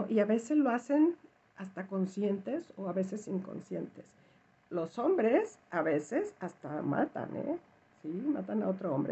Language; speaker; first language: Spanish; native; Spanish